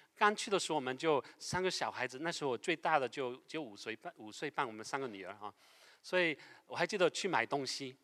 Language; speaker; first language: Chinese; non-native, fluent; French